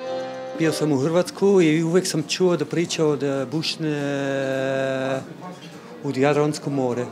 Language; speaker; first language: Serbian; non-native, learner; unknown